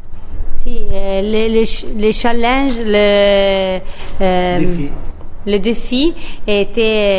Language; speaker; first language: French; non-native, learner; Italian